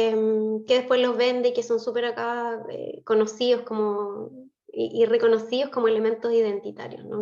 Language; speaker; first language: Spanish; native; Spanish